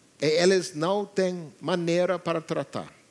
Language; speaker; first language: Portuguese; non-native, learner; English